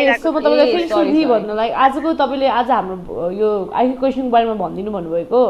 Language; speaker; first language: Nepali; native; Nepali